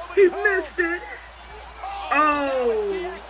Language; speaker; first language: English; native; English